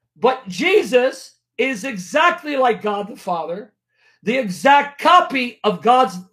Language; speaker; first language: English; native; English